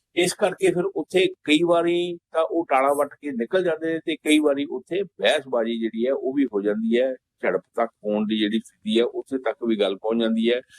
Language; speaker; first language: Punjabi; native; Punjabi